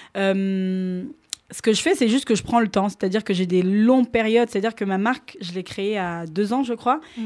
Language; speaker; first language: French; non-native, local second language; Lingala